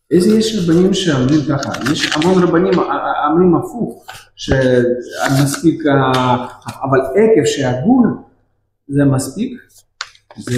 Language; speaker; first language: Hebrew; non-native, fluent; Russian